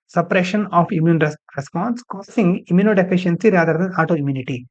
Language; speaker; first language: English; non-native, local second language; Kannada